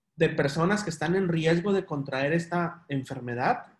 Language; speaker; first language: Spanish; native; Spanish